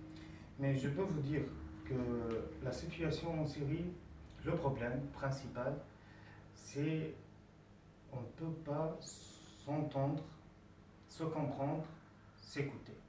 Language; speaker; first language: French; non-native, fluent; Arabic